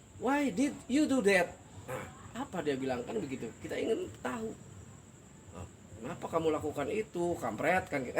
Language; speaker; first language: Indonesian; non-native, local second language; Sundanese